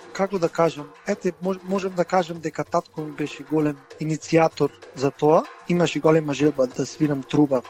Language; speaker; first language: Macedonian; native; Macedonian